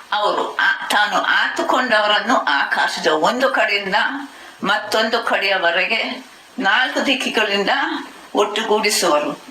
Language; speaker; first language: Kannada; non-native, fluent; German